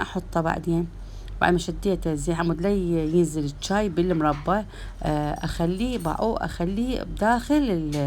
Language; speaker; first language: Arabic; native; Arabic